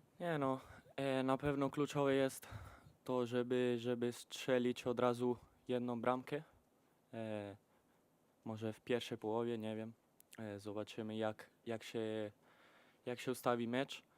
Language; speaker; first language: Polish; early bilingual, heritage; Polish